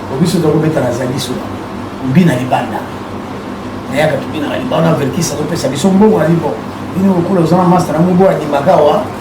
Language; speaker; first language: Lingala; native; Lingala